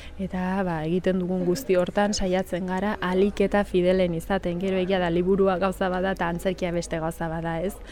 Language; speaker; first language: Basque; early bilingual, other home language; Sidamo